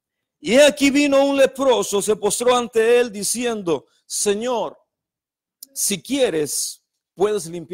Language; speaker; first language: Spanish; native; Spanish